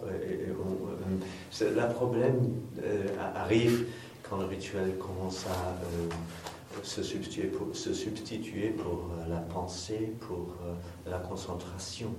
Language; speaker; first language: French; non-native, fluent; English